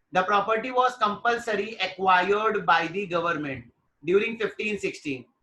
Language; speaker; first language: English; non-native, local second language; Hindi